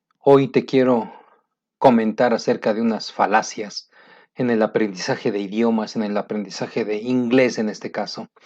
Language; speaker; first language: Spanish; native; Spanish